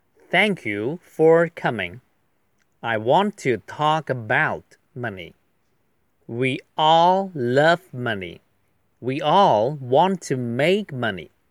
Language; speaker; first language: English; non-native, fluent; Chinese